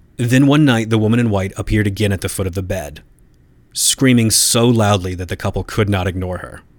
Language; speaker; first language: English; native; English